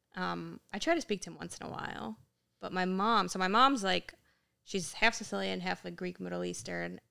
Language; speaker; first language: English; native; English